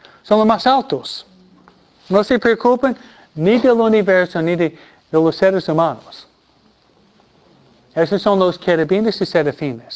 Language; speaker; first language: Spanish; non-native, fluent; English